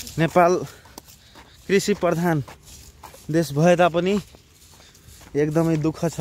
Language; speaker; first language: Nepali; non-native, local second language; Maithili